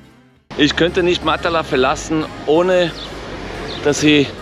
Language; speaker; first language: German; non-native, fluent; French